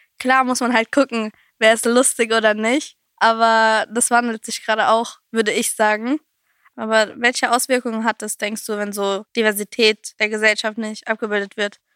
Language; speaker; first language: German; native; German